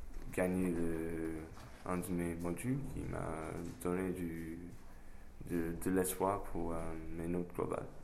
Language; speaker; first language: French; non-native, fluent; English